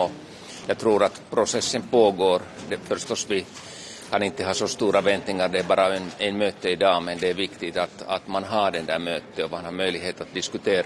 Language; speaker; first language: Swedish; non-native, local second language; Finnish